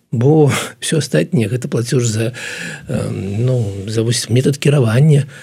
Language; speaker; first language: Belarusian; native; Belarusian